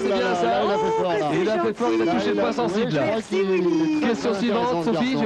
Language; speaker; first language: French; native; French